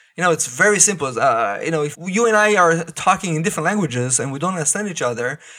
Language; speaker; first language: English; non-native, fluent; Hebrew